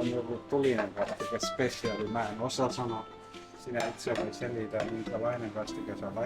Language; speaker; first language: Finnish; non-native, learner; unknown